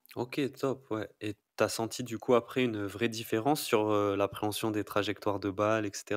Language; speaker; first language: French; native; French